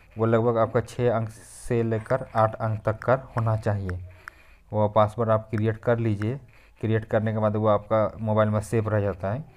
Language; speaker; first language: Hindi; native; Hindi